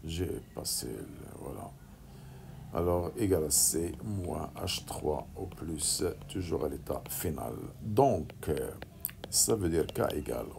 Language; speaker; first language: French; non-native, local second language; Arabic